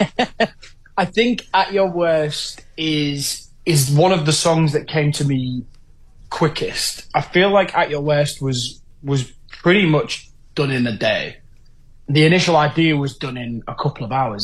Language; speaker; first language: English; native; English